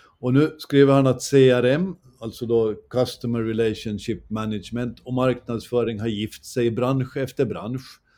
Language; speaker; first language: Swedish; native; Swedish